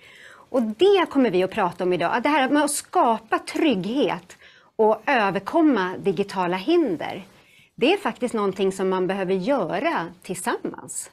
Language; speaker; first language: Swedish; native; Swedish